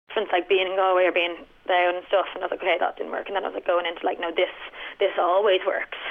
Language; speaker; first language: English; native; English